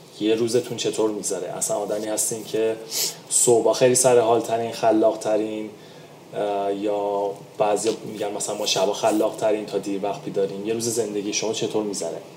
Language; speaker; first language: Persian; native; Persian